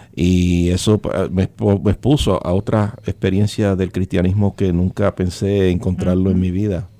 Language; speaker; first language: Spanish; early bilingual, heritage; Spanish